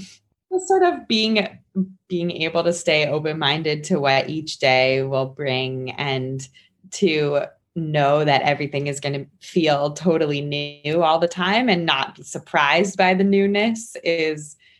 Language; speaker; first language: English; native; English